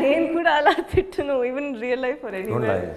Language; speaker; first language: Telugu; non-native, learner; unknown